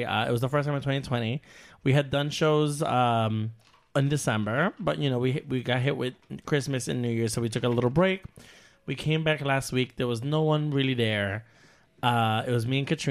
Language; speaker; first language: English; native; English